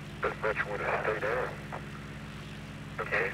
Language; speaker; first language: English; native; English